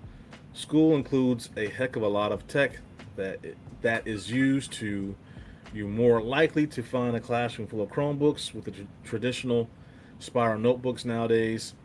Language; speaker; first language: English; native; English